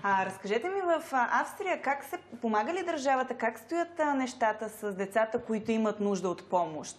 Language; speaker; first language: Bulgarian; native; Bulgarian